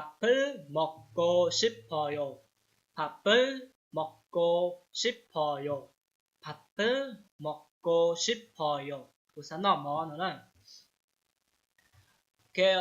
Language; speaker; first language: Korean; non-native, fluent; Hmong